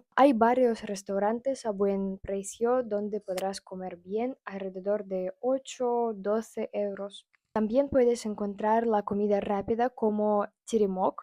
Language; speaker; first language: Spanish; non-native, fluent; Russian